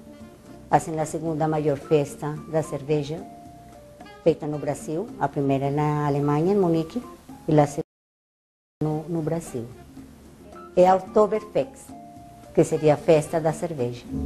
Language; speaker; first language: Portuguese; non-native, fluent; Spanish